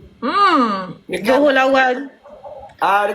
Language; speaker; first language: Malay; native; Malay